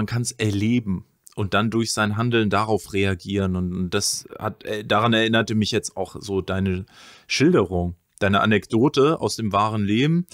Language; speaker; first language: German; native; German